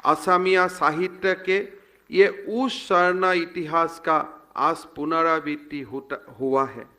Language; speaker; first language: Hindi; non-native, local second language; Assamese